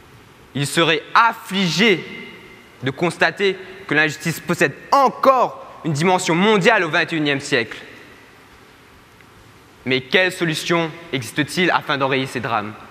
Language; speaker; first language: French; native; French